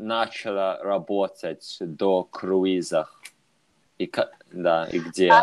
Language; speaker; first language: Russian; non-native, fluent; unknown